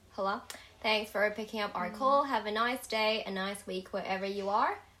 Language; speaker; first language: English; non-native, local second language; Cantonese